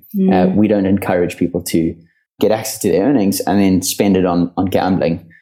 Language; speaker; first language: English; native; English